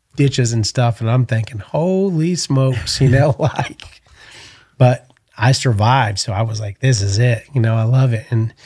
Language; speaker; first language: English; native; English